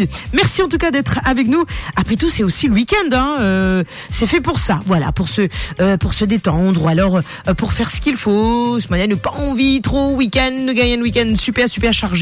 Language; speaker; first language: French; non-native, local second language; Morisyen